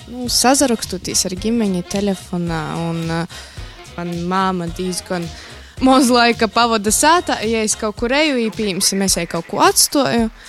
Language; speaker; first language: Latvian; native; Latvian